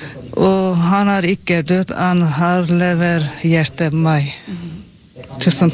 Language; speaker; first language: Norwegian; non-native, learner; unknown